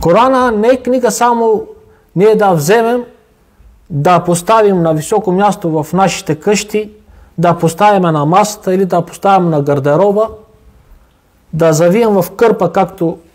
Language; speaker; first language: Bulgarian; non-native, local second language; Turkish